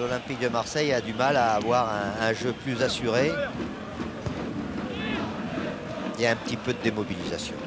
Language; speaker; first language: French; native; French